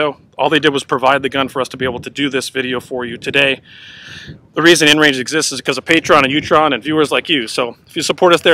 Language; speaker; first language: English; native; English